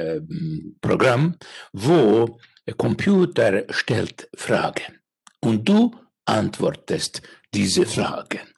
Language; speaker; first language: German; non-native, learner; Finnish